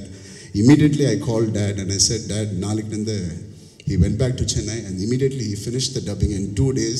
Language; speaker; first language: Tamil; non-native, learner; Telugu